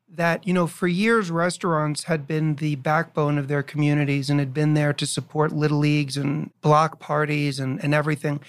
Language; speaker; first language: English; native; English